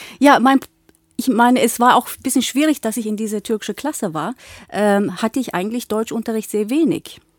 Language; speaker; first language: German; early bilingual, other home language; Turkish